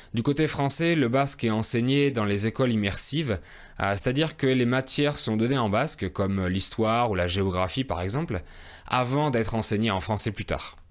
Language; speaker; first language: French; native; French